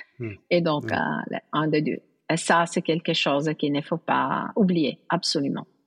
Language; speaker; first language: French; non-native, fluent; Italian